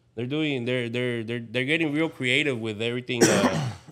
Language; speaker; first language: English; native; English